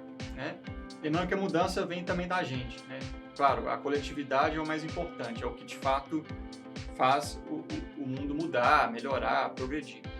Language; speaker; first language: Portuguese; native; Portuguese